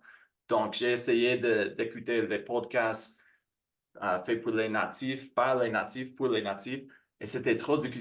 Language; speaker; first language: French; non-native, fluent; English